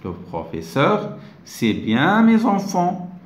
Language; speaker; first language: French; non-native, local second language; Arabic